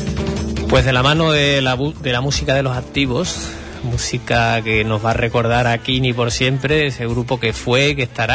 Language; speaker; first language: Spanish; native; Spanish